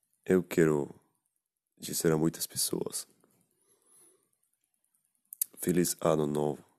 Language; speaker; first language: Portuguese; non-native, learner; Spanish